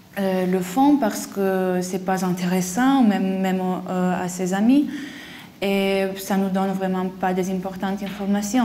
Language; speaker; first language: French; non-native, fluent; Lithuanian